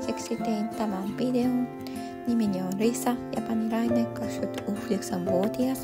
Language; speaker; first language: Finnish; non-native, learner; Japanese